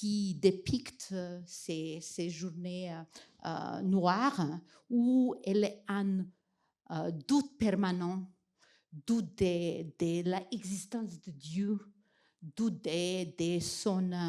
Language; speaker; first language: French; non-native, fluent; Macedonian